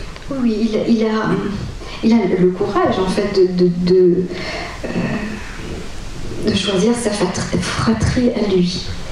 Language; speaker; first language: French; non-native, local second language; Morisyen